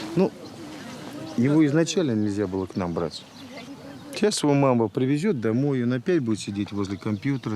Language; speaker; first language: Russian; native; Russian